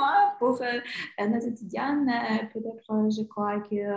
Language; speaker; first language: French; non-native, learner; Ukrainian